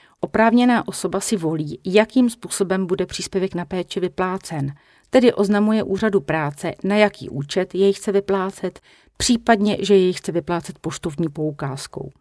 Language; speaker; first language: Czech; native; Czech